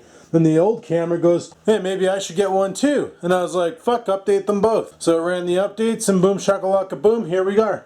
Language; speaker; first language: English; native; English